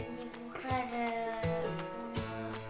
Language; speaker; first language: Spanish; early bilingual, heritage; French